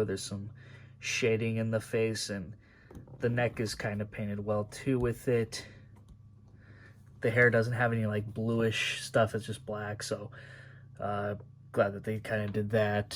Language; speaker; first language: English; native; English